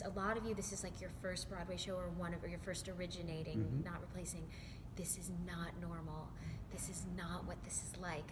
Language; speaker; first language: English; native; English